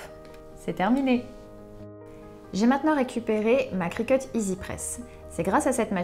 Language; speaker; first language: French; native; French